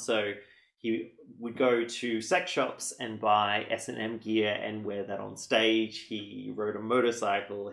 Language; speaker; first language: English; native; English